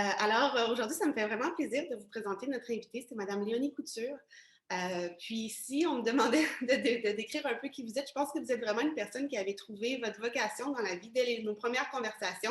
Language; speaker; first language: French; native; French